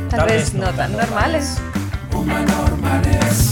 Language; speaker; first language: Spanish; native; Spanish